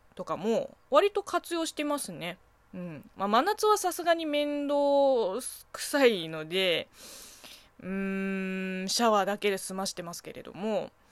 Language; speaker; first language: Japanese; non-native, fluent; Chinese